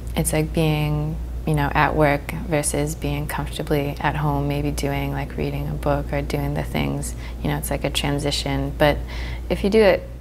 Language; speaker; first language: English; native; English